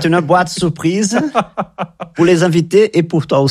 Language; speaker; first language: French; non-native, fluent; Portuguese